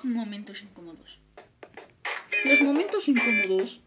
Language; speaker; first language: Spanish; native; Spanish